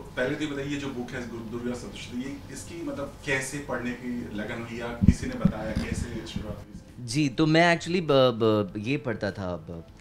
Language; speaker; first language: Hindi; native; Hindi